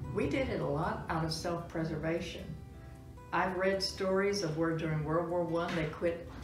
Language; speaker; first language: English; early bilingual, other home language; German